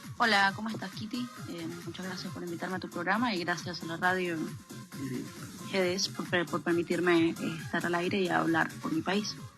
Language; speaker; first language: Spanish; native; Spanish